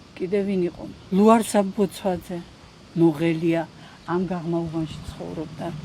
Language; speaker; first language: Georgian; native; Georgian